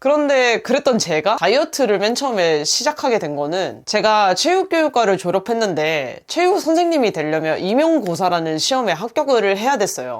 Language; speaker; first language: Korean; native; Korean